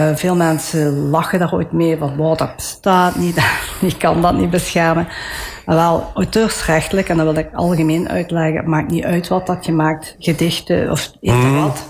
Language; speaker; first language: Dutch; early bilingual, other home language; Italian